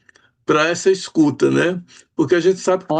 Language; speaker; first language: Portuguese; native; Portuguese